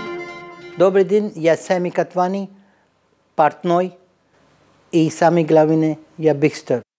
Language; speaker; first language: Russian; non-native, learner; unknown